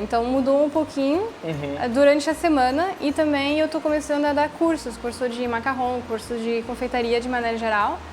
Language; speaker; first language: Portuguese; non-native, fluent; French